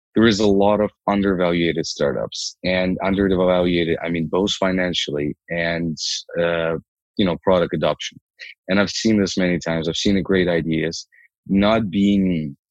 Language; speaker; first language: English; non-native, fluent; Ukrainian